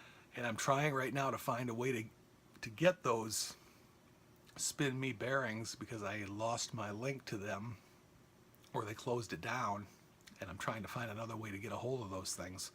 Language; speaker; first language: English; native; English